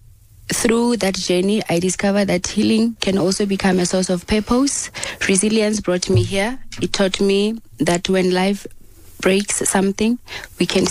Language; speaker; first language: English; non-native, local second language; Southern Sotho